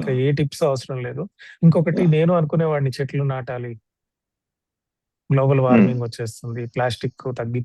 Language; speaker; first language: Telugu; native; Telugu